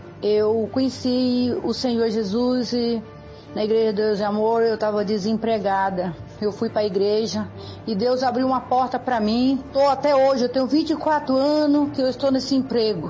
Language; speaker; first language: Portuguese; native; Portuguese